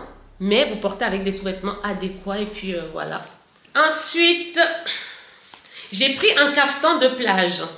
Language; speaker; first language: French; native; French